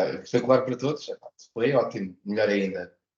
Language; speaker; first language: Portuguese; native; Portuguese